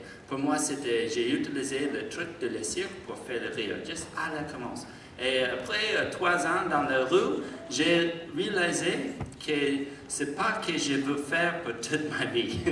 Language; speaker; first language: French; non-native, learner; English